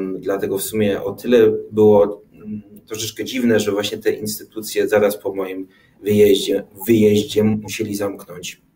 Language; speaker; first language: Polish; early bilingual, heritage; German